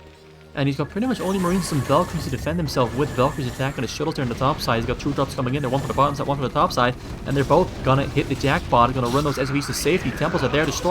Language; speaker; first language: English; native; English